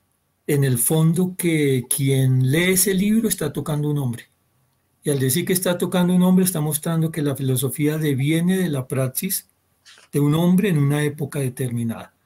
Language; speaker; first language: Spanish; native; Spanish